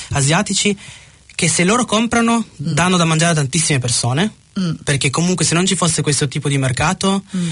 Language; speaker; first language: Italian; early bilingual, other home language; German